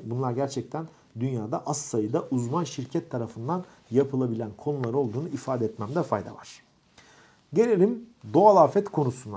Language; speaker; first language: Turkish; native; Turkish